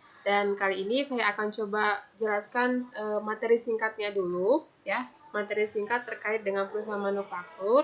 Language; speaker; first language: Indonesian; native; Indonesian